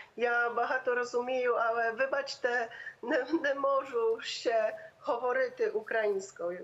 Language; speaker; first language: Ukrainian; non-native, learner; Polish